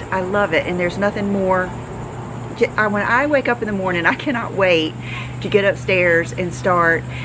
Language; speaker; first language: English; native; English